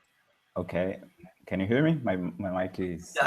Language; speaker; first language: English; non-native, learner; Portuguese